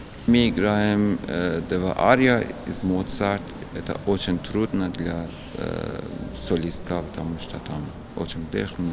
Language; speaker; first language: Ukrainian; non-native, learner; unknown